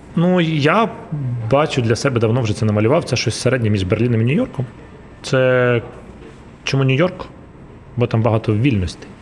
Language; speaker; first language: Ukrainian; non-native, local second language; Russian